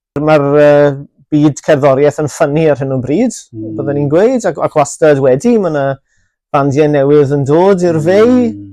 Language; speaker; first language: Welsh; native; Welsh